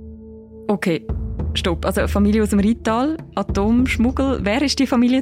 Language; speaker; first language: German; native; German